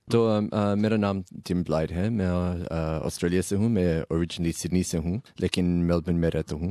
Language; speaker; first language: Hindi; non-native, learner; English